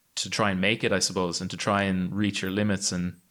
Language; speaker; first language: English; native; English